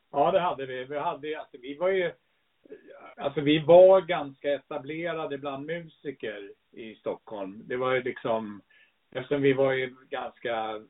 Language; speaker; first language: Swedish; early bilingual, other home language; English